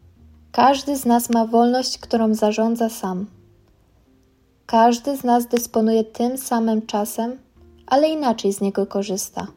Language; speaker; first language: Polish; native; Polish